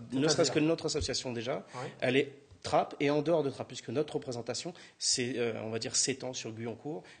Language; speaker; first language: French; native; French